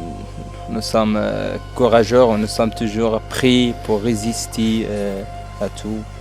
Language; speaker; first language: French; non-native, learner; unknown